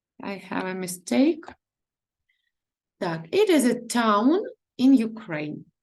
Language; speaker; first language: English; non-native, learner; Ukrainian